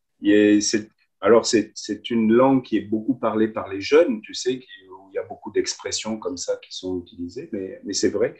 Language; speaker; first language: French; native; French